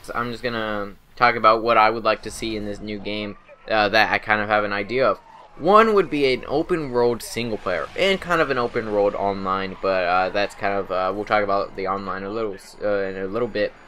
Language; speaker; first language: English; native; English